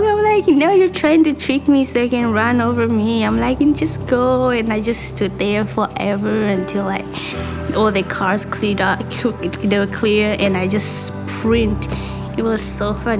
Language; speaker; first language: English; non-native, local second language; Rundi